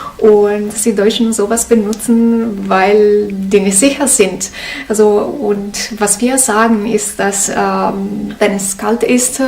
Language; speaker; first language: German; non-native, learner; Italian